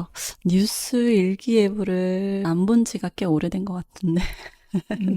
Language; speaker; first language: Korean; native; Korean